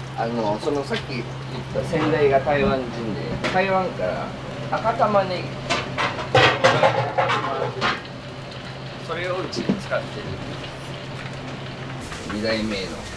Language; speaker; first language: Japanese; native; Japanese